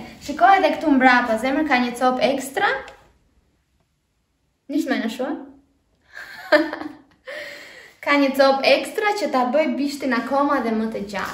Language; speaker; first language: Albanian; early bilingual, heritage; Albanian